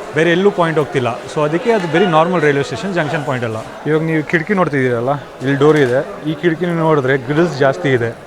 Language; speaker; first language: Kannada; non-native, local second language; Hindi